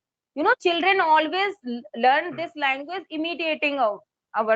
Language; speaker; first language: English; non-native, local second language; Hindi